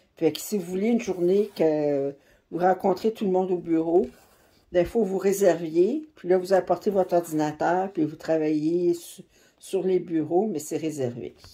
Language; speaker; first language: French; native; French